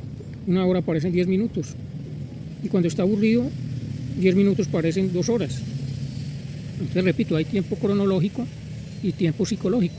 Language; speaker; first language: Spanish; native; Spanish